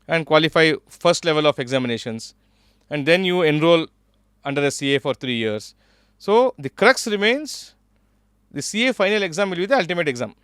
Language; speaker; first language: English; non-native, local second language; Kannada